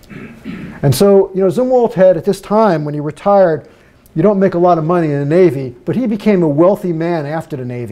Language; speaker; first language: English; native; English